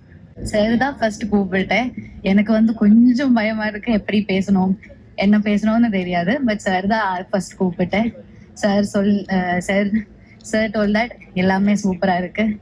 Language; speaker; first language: Tamil; non-native, learner; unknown